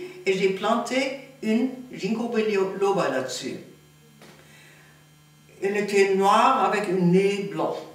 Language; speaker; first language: French; non-native, fluent; German